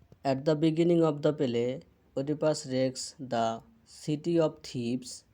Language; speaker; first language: English; non-native, local second language; Bangla